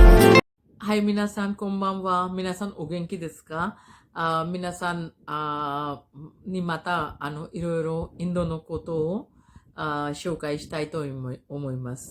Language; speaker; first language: Japanese; non-native, fluent; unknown